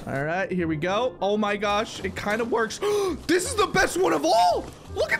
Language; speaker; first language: English; native; English